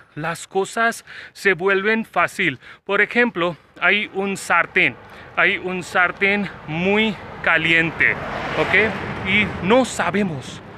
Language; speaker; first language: Spanish; non-native, fluent; Hindi